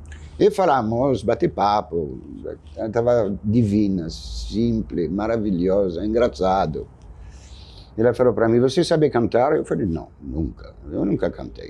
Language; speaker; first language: Portuguese; non-native, fluent; French